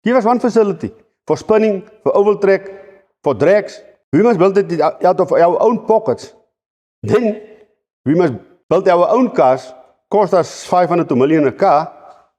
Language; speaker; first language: English; non-native, local second language; Afrikaans